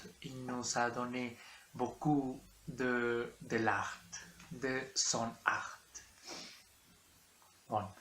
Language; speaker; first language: French; non-native, learner; Spanish